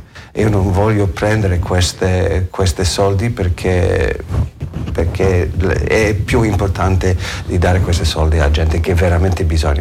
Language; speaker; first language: Italian; non-native, learner; English